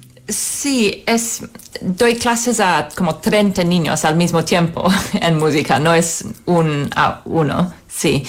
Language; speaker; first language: Spanish; non-native, fluent; English